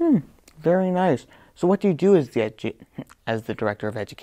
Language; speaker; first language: English; native; English